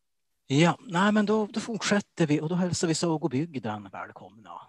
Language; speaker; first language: Swedish; native; Swedish